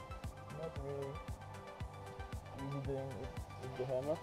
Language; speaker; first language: English; non-native, learner; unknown